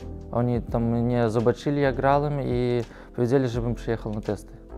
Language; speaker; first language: Polish; non-native, learner; Russian